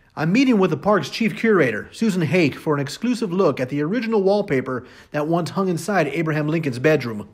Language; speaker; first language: English; native; English